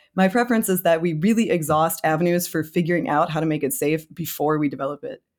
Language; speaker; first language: English; native; English